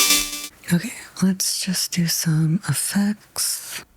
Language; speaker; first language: English; native; English